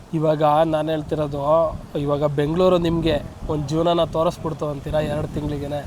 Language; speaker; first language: Kannada; native; Kannada